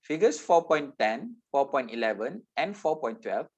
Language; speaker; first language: English; non-native, local second language; Malay